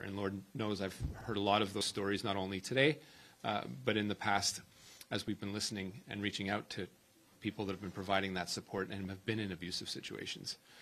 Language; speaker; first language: English; native; English